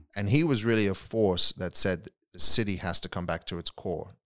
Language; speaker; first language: English; native; English